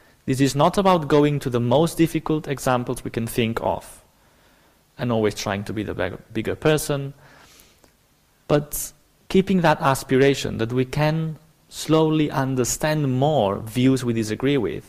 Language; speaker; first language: English; non-native, fluent; Spanish